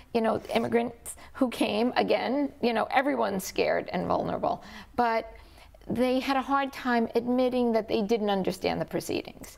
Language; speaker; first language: English; native; English